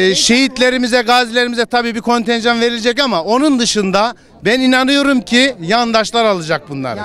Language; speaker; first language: Turkish; non-native, local second language; Kurdish